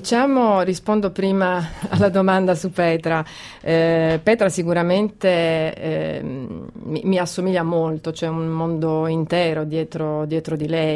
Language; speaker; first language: Italian; non-native, fluent; Croatian